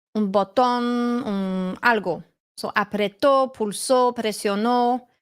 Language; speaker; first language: Spanish; non-native, learner; English